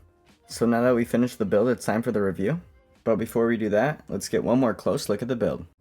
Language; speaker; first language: English; native; English